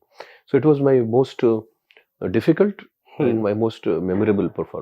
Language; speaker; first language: Telugu; non-native, local second language; Hindi